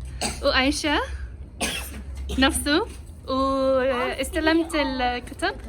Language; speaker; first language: Arabic; non-native, learner; English